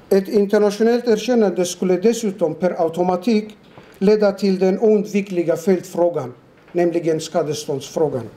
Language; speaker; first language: Swedish; non-native, fluent; Turoyo